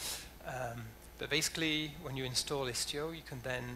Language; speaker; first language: English; native; English